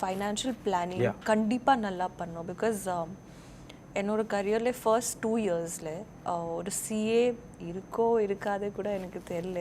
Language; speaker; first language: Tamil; non-native, learner; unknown